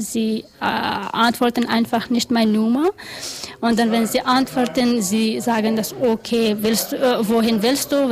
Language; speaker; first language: German; non-native, learner; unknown